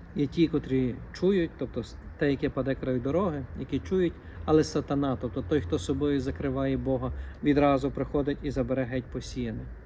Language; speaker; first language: Ukrainian; native; Ukrainian